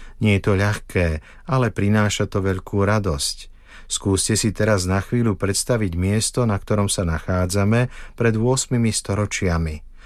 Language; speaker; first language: Slovak; native; Slovak